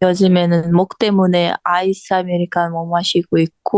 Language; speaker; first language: Korean; non-native, fluent; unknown